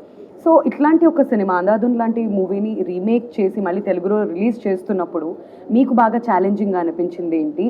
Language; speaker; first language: Telugu; native; Telugu